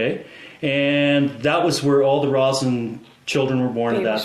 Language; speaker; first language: English; native; English